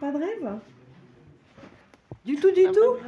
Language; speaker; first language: French; native; French